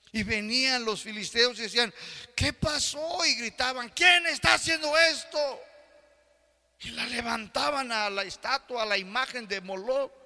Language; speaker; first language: Spanish; early bilingual, heritage; Spanish